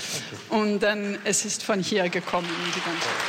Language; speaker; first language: German; non-native, learner; French